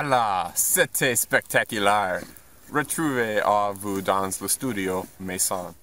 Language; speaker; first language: French; non-native, learner; English